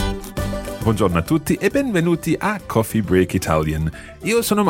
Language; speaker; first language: Italian; non-native, fluent; English